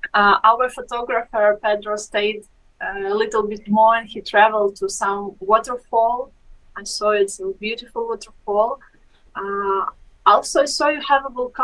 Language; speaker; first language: English; non-native, fluent; Ukrainian